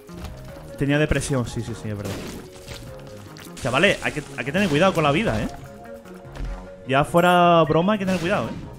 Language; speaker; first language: Spanish; native; Spanish